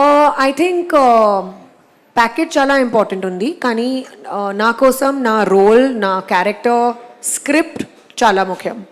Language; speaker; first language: Telugu; non-native, learner; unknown